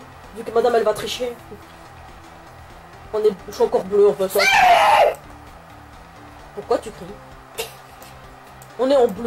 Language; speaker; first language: French; native; French